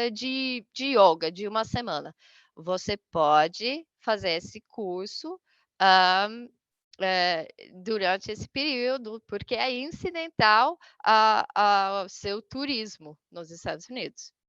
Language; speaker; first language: Portuguese; non-native, fluent; English